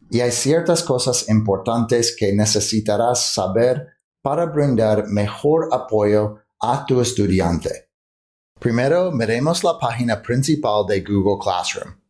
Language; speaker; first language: Spanish; non-native, fluent; English